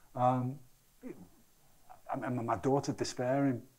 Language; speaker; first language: English; native; English